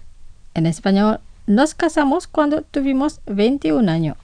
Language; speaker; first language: Spanish; non-native, fluent; Indonesian